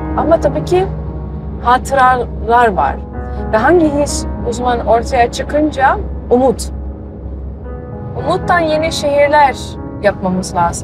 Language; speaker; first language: Turkish; early bilingual, heritage; Turkish